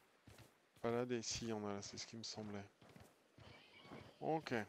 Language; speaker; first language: French; native; French